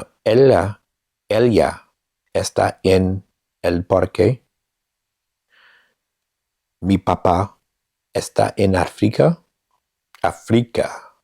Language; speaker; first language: Spanish; non-native, learner; English